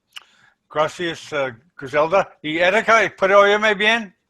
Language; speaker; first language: Spanish; non-native, learner; English